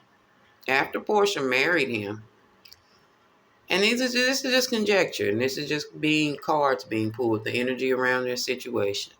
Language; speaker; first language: English; native; English